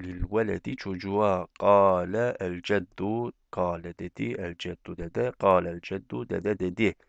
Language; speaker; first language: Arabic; non-native, fluent; Turkish